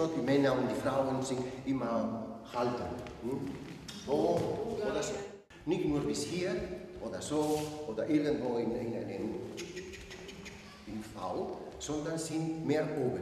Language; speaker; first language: German; non-native, learner; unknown